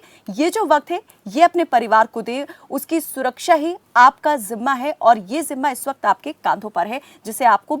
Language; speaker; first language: Hindi; native; Hindi